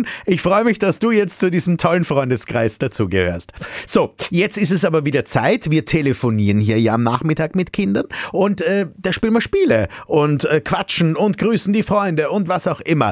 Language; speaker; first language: German; native; German